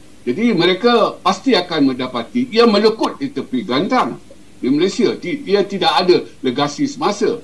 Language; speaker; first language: Malay; native; Malay